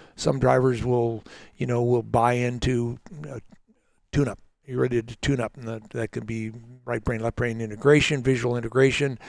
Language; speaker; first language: English; native; English